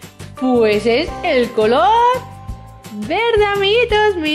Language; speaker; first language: Spanish; native; Spanish